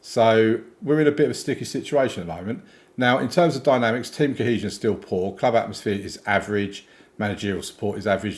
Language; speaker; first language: English; native; English